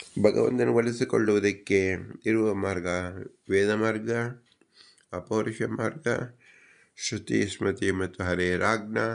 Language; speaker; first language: Kannada; native; Kannada